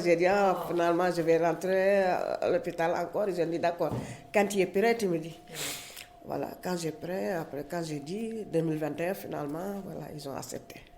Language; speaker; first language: French; non-native, learner; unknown